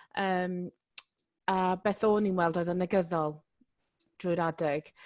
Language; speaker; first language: Welsh; non-native, local second language; English